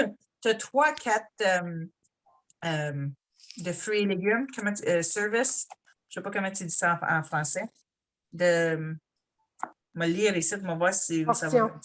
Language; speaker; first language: French; native; French